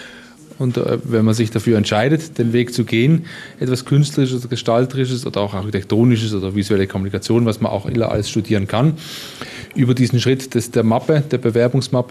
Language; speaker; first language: German; native; German